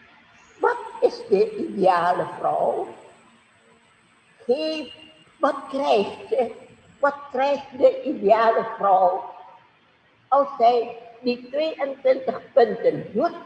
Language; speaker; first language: Dutch; non-native, fluent; Indonesian